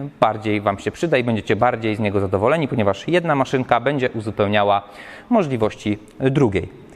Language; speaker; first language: Polish; native; Polish